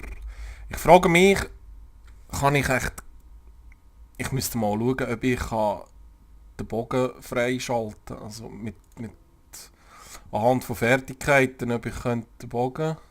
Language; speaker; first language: German; native; German